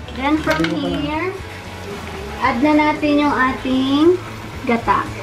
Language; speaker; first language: Filipino; non-native, local second language; Iloko